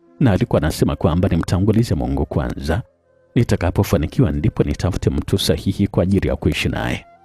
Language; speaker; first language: Swahili; native; Swahili